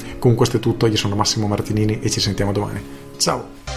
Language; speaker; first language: Italian; native; Italian